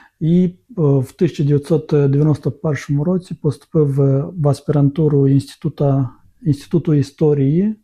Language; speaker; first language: Ukrainian; non-native, local second language; Romanian